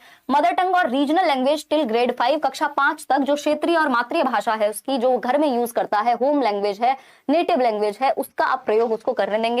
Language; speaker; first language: Hindi; native; Hindi